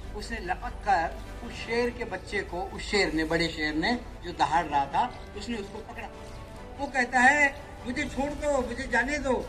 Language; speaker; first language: Hindi; native; Hindi